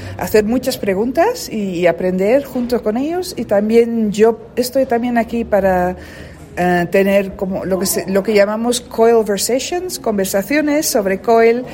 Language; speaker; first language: Spanish; non-native, fluent; Dutch